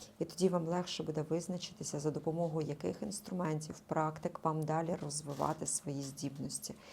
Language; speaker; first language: Ukrainian; native; Ukrainian